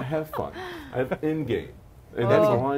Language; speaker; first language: English; native; English